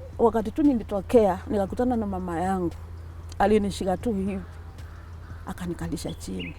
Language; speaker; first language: Swahili; non-native, local second language; Kamba